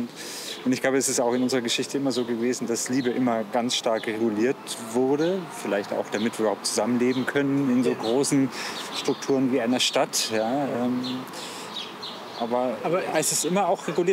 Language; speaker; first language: German; native; German